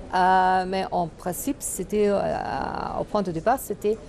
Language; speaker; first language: French; non-native, fluent; German